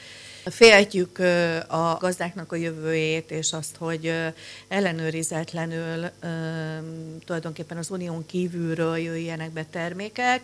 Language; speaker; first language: Hungarian; native; Hungarian